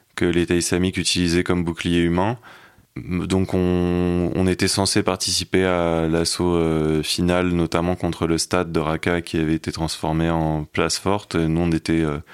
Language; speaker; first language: French; native; French